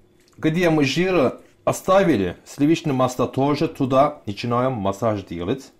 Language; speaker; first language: Russian; non-native, learner; Turkish